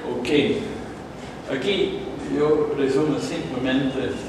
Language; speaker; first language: Spanish; non-native, fluent; Dutch